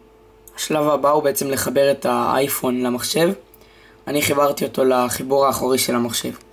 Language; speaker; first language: Hebrew; native; Hebrew